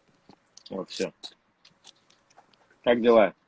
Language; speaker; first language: Russian; native; Russian